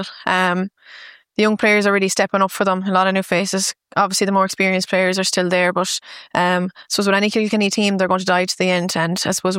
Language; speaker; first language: English; native; English